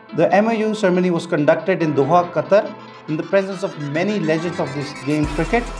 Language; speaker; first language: English; non-native, local second language; Urdu